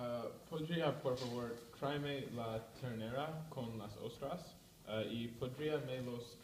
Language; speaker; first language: Spanish; non-native, learner; English